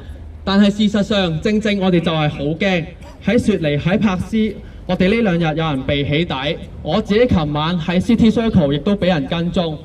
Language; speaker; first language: Cantonese; native; Cantonese